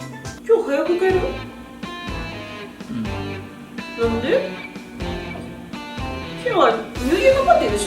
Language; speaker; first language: Japanese; non-native, learner; Spanish